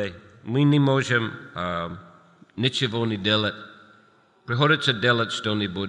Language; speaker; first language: Russian; non-native, fluent; English